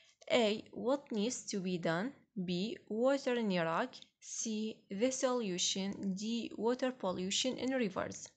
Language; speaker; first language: English; non-native, fluent; Arabic